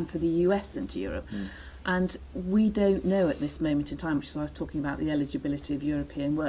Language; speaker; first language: English; native; English